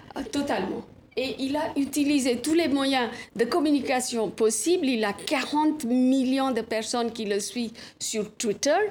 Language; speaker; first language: French; non-native, fluent; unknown